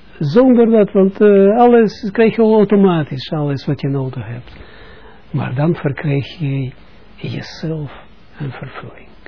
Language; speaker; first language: Dutch; non-native, fluent; Russian